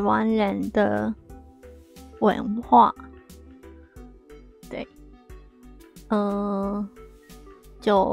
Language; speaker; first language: Chinese; non-native, fluent; Japanese